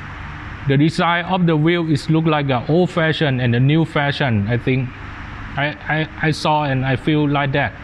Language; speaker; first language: English; non-native, learner; Thai